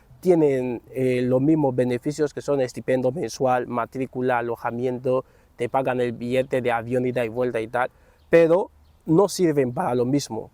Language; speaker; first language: Spanish; native; Spanish